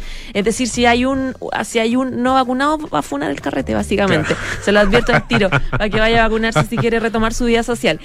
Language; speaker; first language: Spanish; native; Spanish